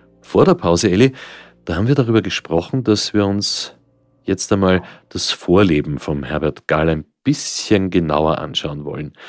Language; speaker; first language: German; native; German